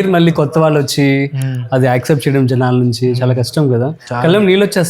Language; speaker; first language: Telugu; native; Telugu